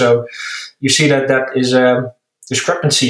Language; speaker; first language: English; non-native, fluent; Dutch